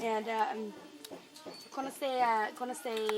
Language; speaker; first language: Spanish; non-native, learner; English